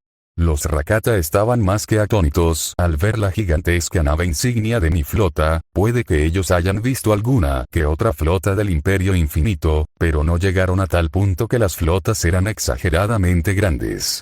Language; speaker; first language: Spanish; native; Spanish